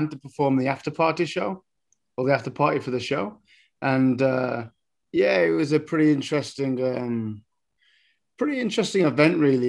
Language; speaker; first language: English; native; English